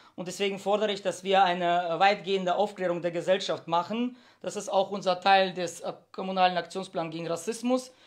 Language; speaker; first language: German; early bilingual, heritage; Russian